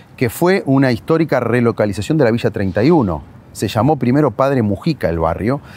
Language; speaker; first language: Spanish; native; Spanish